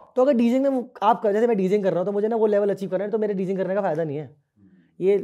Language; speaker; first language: Hindi; native; Hindi